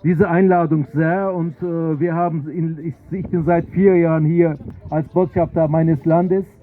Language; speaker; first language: German; non-native, fluent; Turkish